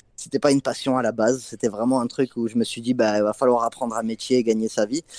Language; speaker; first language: French; non-native, fluent; English